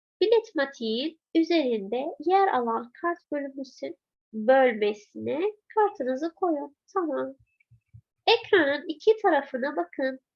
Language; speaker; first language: Turkish; non-native, fluent; Arabic